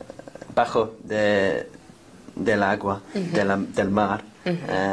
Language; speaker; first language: Spanish; non-native, learner; English